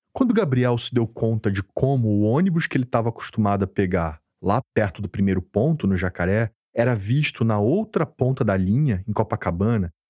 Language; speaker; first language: Portuguese; native; Portuguese